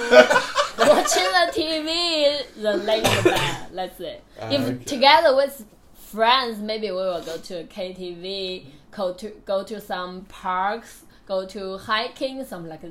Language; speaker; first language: English; non-native, learner; Chinese